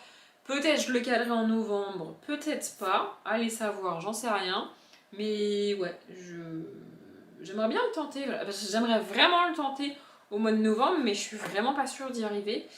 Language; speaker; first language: French; native; French